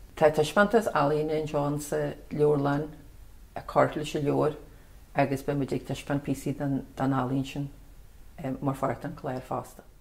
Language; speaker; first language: Irish; native; Irish